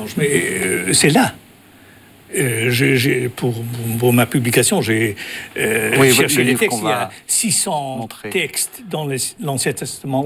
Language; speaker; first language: French; non-native, fluent; Dutch